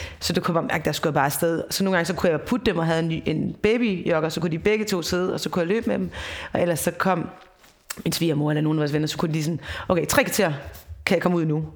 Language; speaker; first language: Danish; native; Danish